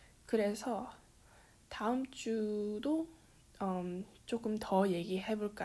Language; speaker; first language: Korean; early bilingual, heritage; Korean